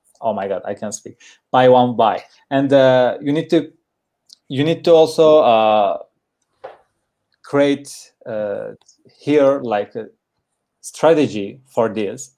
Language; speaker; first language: English; non-native, learner; Turkish